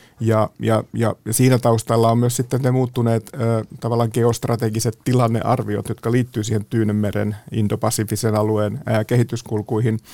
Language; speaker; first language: Finnish; native; Finnish